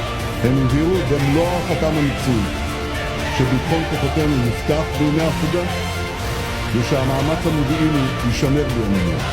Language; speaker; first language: Hebrew; native; Hebrew